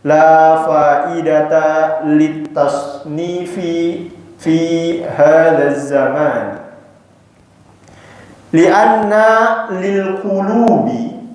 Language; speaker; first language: Arabic; non-native, fluent; Indonesian